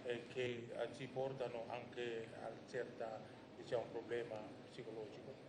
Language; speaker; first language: Italian; non-native, fluent; Indonesian